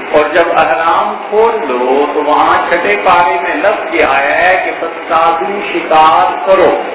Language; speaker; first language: Urdu; native; Urdu